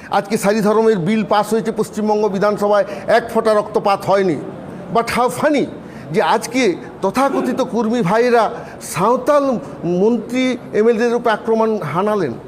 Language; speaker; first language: Bangla; non-native, local second language; Santali